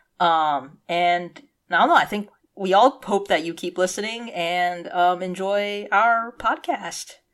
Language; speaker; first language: English; early bilingual, other home language; Cantonese